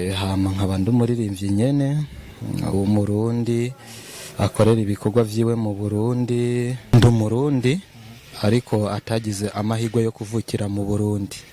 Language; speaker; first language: Rundi; early bilingual, heritage; Rundi